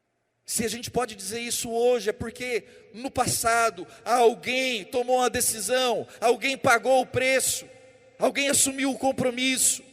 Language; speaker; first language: Portuguese; native; Portuguese